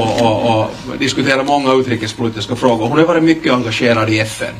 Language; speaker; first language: Swedish; native; Swedish